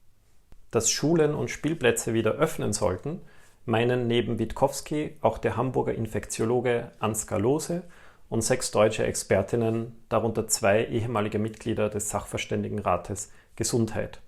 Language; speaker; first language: German; native; German